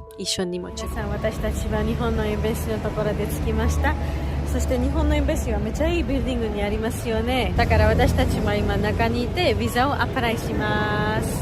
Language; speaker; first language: Japanese; non-native, learner; Georgian